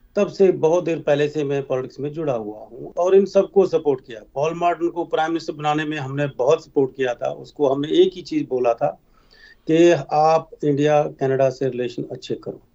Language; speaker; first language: Hindi; native; Hindi